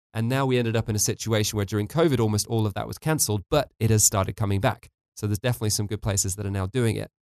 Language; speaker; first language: English; native; English